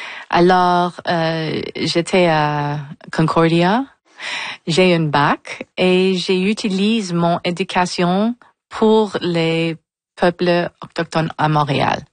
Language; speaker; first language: French; non-native, local second language; English